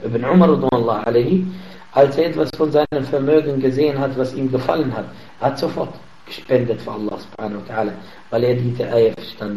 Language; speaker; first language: German; non-native, fluent; Arabic